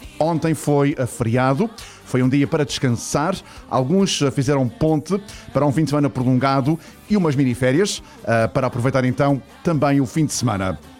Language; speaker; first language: Portuguese; native; Portuguese